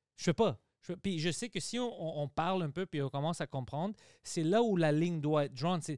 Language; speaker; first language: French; early bilingual, other home language; Greek